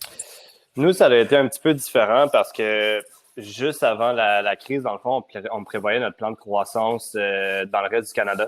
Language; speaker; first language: French; native; French